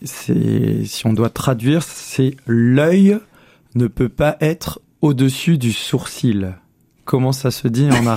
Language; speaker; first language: French; native; French